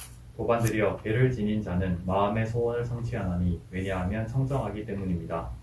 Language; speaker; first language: Korean; native; Korean